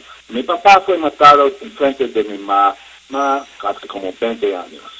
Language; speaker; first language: Spanish; non-native, learner; English